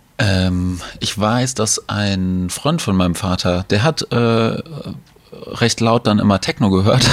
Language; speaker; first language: German; native; German